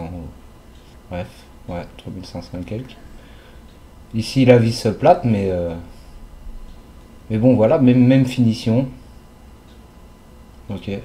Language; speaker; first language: French; native; French